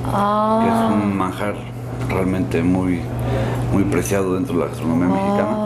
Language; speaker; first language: Spanish; native; Spanish